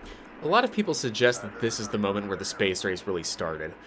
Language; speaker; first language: English; native; English